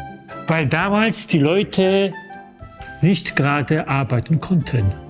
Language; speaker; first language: German; early bilingual, other home language; Polish